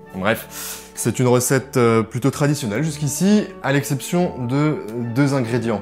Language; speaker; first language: French; native; French